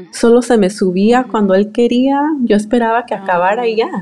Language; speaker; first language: Spanish; early bilingual, heritage; Spanish